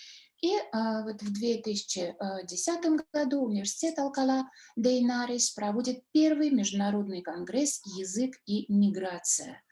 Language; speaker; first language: Russian; native; Russian